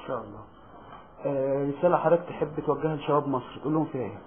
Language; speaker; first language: Arabic; native; Arabic